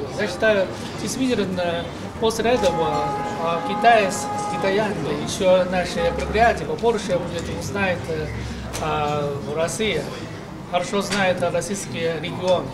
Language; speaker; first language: Russian; non-native, learner; Chinese